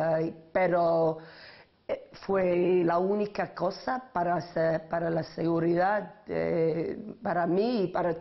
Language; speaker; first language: Spanish; non-native, learner; English